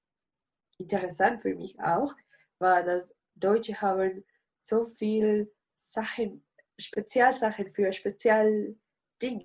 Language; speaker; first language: German; non-native, learner; Spanish